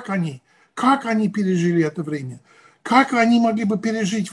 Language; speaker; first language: Russian; non-native, fluent; English